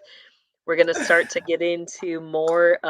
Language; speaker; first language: English; native; English